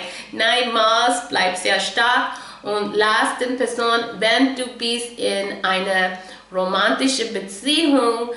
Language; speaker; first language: German; non-native, fluent; English